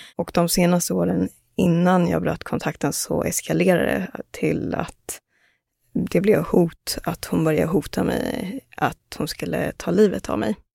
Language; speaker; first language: Swedish; early bilingual, other home language; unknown